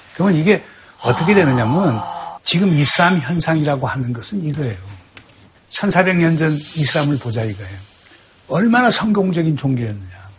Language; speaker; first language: Korean; native; Korean